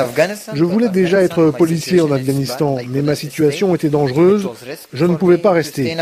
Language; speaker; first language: French; non-native, fluent; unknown